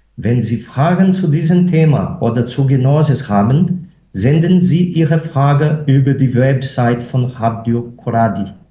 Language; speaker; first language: German; non-native, fluent; Portuguese